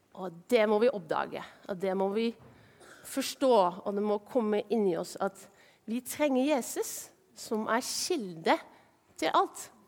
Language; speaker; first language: Norwegian; non-native, fluent; Dutch